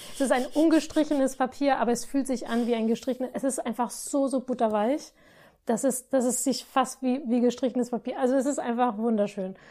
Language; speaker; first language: German; non-native, fluent; Spanish